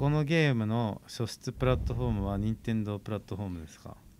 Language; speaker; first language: Japanese; native; Japanese